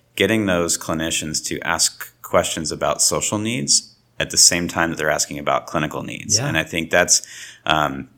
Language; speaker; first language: English; native; English